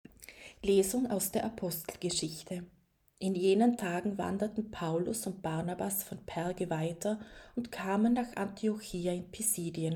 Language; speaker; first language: German; native; German